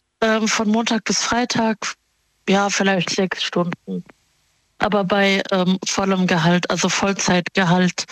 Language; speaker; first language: German; early bilingual, other home language; Arabic